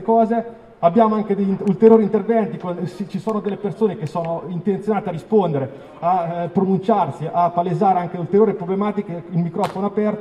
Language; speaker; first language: Italian; native; Italian